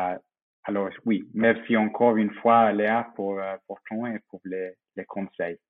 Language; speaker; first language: French; non-native, fluent; English